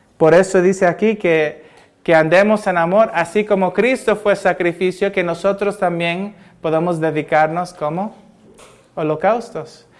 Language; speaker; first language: Spanish; early bilingual, heritage; Spanish